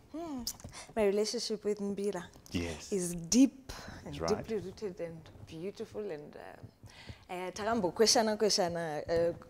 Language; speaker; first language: English; non-native, local second language; Shona